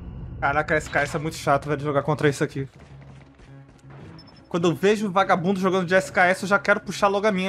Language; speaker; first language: Portuguese; native; Portuguese